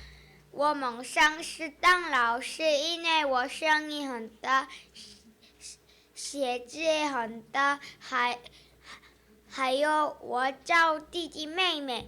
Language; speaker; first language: Chinese; early bilingual, heritage; Chinese